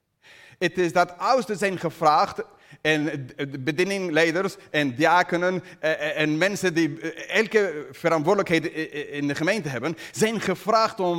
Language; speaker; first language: Dutch; non-native, fluent; English